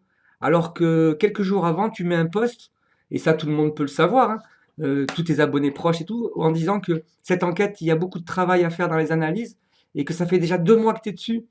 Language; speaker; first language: French; native; French